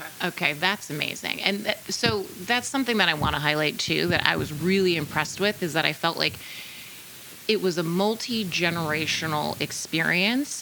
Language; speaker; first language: English; native; English